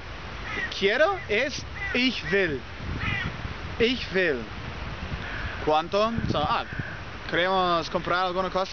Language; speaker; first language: Spanish; non-native, learner; English